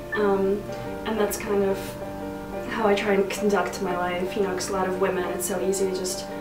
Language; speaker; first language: English; native; English